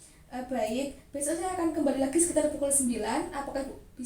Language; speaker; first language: Indonesian; native; Indonesian